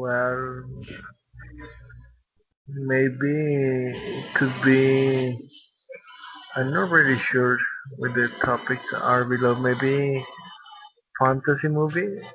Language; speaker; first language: English; non-native, learner; Spanish